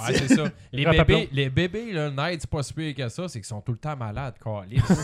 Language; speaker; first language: French; native; French